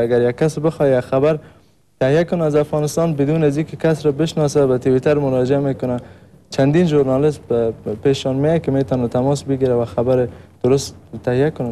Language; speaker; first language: Persian; native; Persian